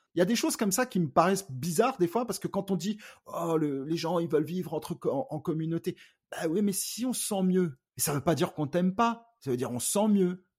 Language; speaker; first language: French; native; French